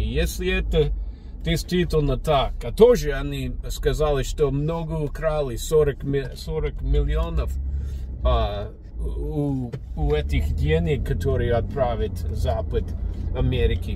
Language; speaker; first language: Russian; non-native, learner; English